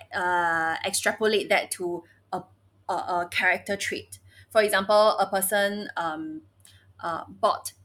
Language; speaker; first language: English; early bilingual, other home language; Chinese